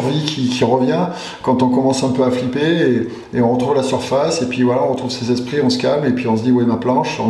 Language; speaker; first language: French; native; French